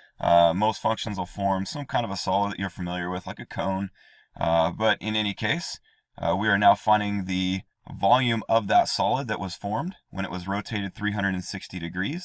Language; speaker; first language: English; native; English